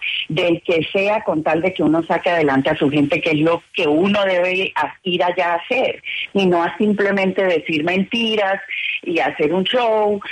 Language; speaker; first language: Spanish; native; Spanish